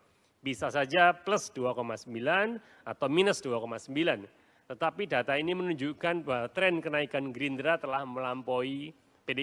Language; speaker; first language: Indonesian; native; Indonesian